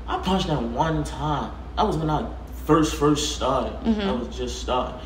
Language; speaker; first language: English; native; English